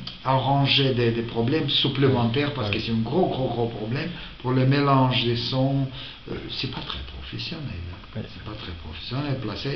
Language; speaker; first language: French; non-native, fluent; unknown